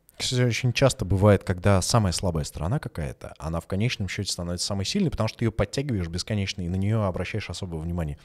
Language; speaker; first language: Russian; native; Russian